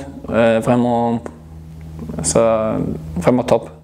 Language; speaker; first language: French; non-native, learner; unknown